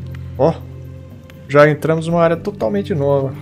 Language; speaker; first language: Portuguese; native; Portuguese